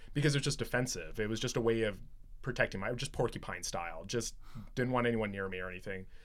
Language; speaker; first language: English; native; English